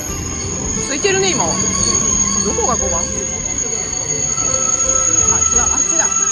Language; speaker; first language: Japanese; native; Japanese